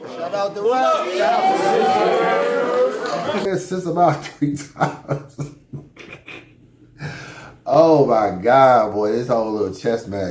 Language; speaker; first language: English; native; English